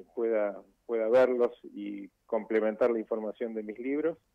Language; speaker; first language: Spanish; native; Spanish